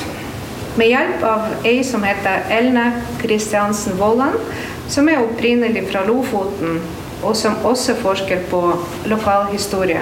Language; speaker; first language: Norwegian; non-native, fluent; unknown